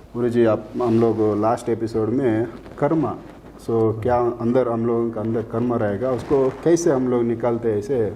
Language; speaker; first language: Hindi; non-native, local second language; Kannada